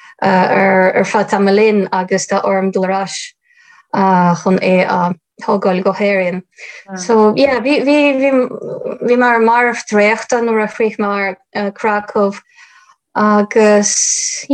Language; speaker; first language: Irish; non-native, fluent; Ukrainian